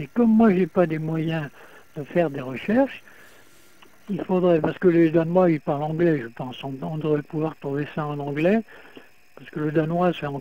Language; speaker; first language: French; native; French